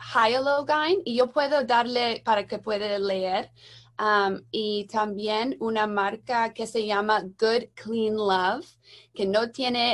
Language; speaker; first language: Spanish; non-native, learner; English